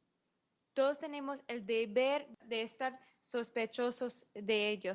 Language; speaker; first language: Spanish; non-native, fluent; English